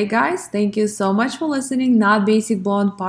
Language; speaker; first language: English; non-native, fluent; Russian